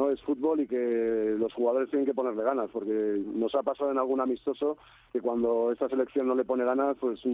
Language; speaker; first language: Spanish; native; Spanish